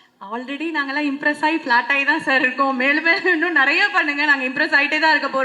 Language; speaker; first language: Tamil; native; Tamil